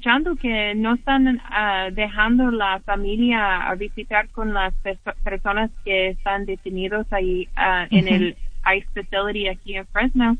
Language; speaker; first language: Spanish; early bilingual, heritage; English